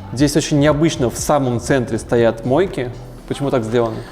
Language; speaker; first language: Russian; native; Russian